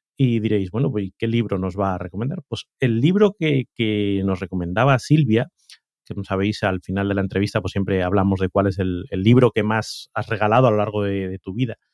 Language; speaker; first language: Spanish; native; Spanish